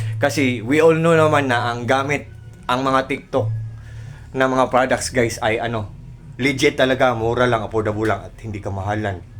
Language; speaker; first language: Filipino; non-native, local second language; Cebuano